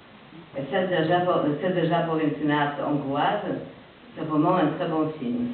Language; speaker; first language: French; non-native, fluent; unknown